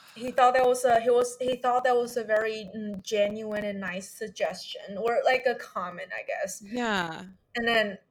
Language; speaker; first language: English; non-native, fluent; Chinese